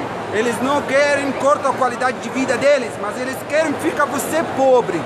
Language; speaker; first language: Portuguese; non-native, learner; Arabic